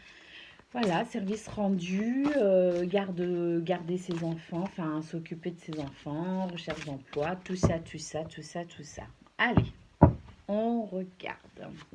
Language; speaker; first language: French; native; French